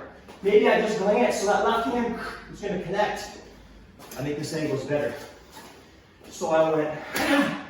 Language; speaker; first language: English; native; English